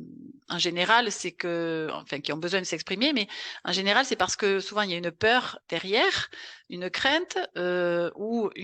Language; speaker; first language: French; native; French